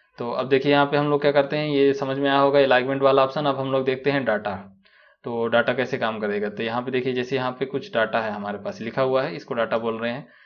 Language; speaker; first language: Hindi; native; Hindi